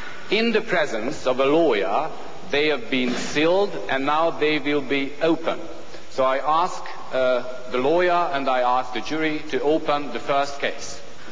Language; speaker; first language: English; non-native, fluent; Hungarian